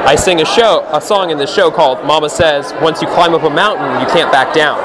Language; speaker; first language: English; native; English